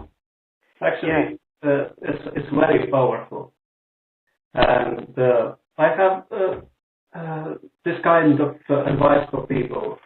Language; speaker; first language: English; non-native, learner; Estonian